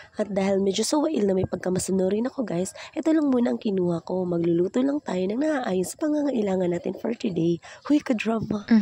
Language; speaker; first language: Filipino; non-native, local second language; Cebuano